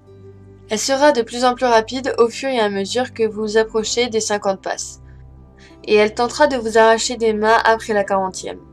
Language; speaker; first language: French; native; French